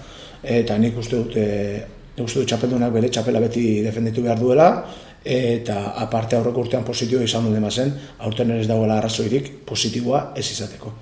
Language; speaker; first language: Basque; native; Basque